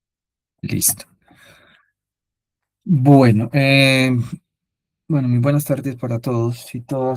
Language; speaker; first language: Spanish; native; Spanish